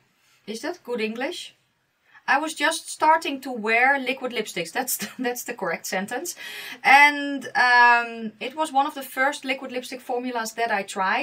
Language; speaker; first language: English; non-native, fluent; Dutch